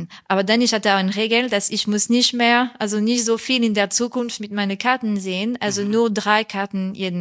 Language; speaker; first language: German; non-native, fluent; French